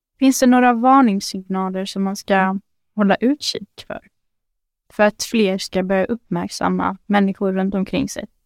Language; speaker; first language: Swedish; early bilingual, other home language; Arabic